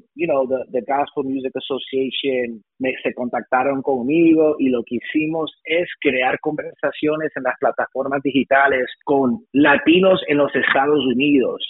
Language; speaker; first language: Spanish; early bilingual, heritage; Spanish